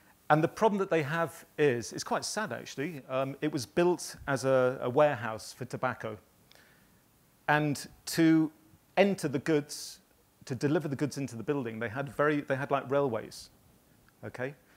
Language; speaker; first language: English; native; English